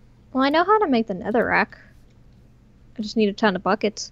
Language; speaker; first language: English; native; English